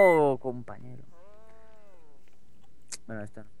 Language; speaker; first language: Spanish; native; Spanish